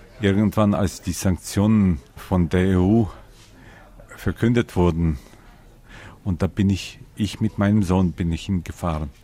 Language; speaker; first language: German; non-native, fluent; Ukrainian